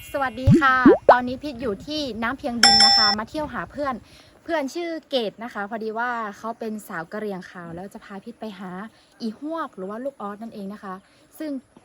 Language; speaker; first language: Thai; non-native, local second language; Western Kayah